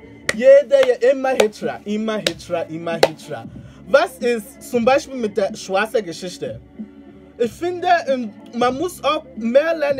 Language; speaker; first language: German; non-native, learner; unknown